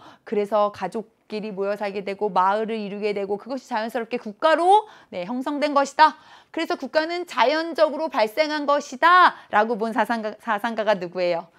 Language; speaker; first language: Korean; native; Korean